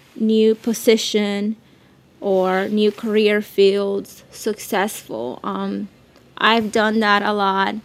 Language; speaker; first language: English; early bilingual, other home language; Spanish